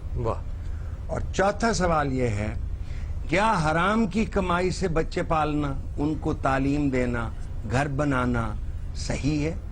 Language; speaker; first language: Urdu; non-native, local second language; Punjabi